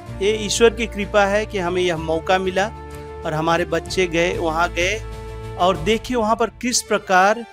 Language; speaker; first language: Hindi; native; Hindi